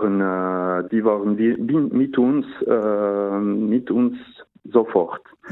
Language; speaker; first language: German; non-native, local second language; French